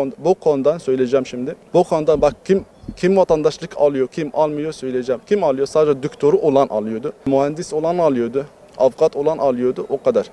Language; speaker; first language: Turkish; non-native, fluent; Arabic